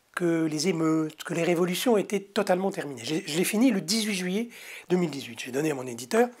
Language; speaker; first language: French; native; French